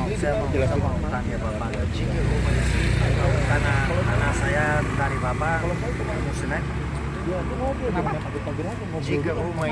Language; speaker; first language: Indonesian; non-native, learner; English